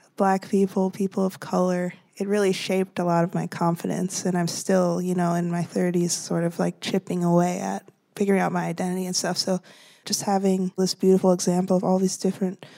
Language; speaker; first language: English; native; English